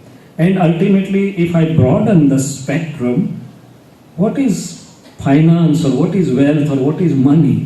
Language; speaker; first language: English; non-native, local second language; Gujarati